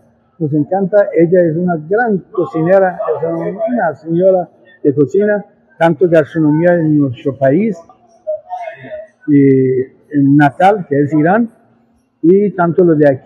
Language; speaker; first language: Spanish; non-native, fluent; Persian